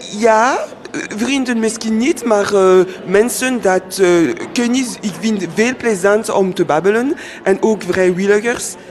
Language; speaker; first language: Dutch; non-native, local second language; French